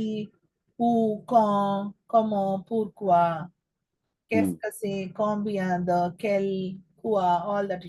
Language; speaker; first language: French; non-native, fluent; Telugu